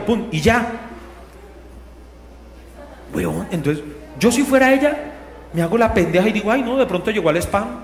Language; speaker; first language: Spanish; native; Spanish